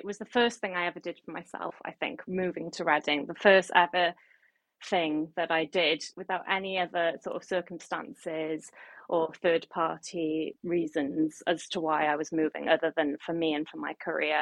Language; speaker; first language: English; native; English